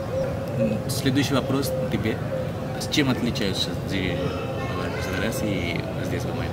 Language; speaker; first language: Russian; non-native, learner; Hindi